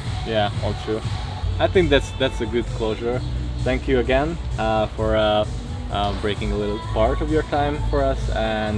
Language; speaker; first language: English; non-native, fluent; Hungarian